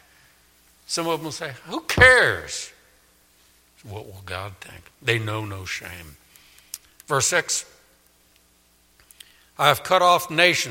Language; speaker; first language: English; native; English